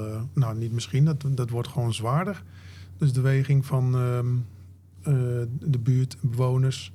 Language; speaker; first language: Dutch; native; Dutch